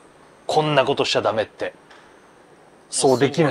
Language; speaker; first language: Japanese; native; Japanese